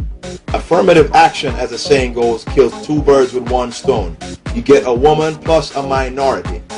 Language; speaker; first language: English; native; English